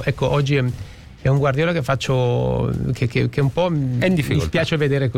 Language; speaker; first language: Italian; native; Italian